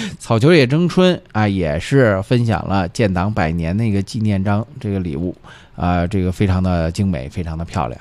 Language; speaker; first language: Chinese; native; Chinese